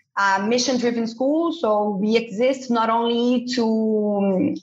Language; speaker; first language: English; non-native, fluent; Portuguese